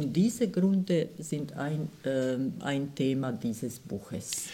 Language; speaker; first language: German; non-native, fluent; Croatian